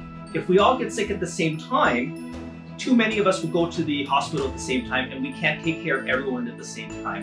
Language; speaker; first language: English; native; English